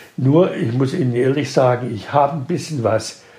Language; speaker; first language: German; native; German